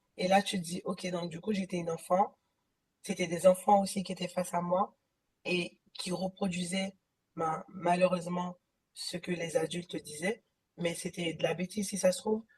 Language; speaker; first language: French; early bilingual, other home language; Haitian Creole